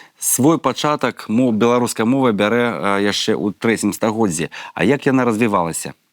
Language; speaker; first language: Belarusian; native; Belarusian